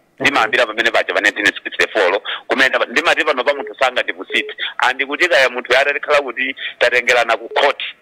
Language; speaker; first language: Nyanja; non-native, local second language; Tumbuka